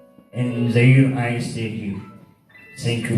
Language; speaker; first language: English; non-native, learner; Oromo